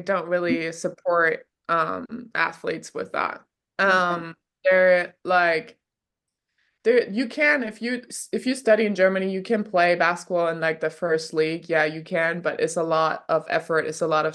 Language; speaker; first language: English; non-native, fluent; German